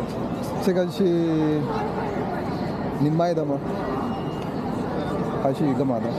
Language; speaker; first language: Chinese; non-native, learner; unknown